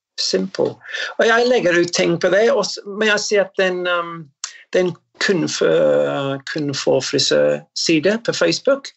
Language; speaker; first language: Norwegian; non-native, fluent; English